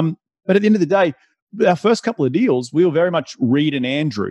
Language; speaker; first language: English; native; English